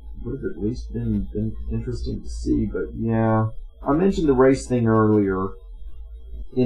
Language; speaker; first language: English; native; English